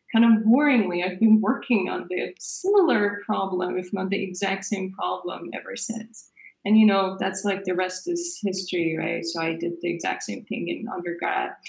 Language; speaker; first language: English; non-native, fluent; Persian